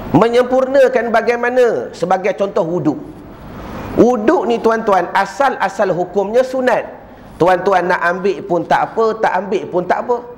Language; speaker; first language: Malay; native; Malay